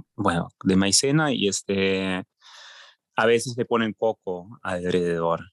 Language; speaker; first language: Spanish; early bilingual, heritage; German